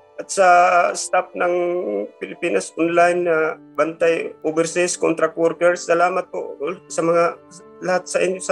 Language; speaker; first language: Filipino; non-native, local second language; Cebuano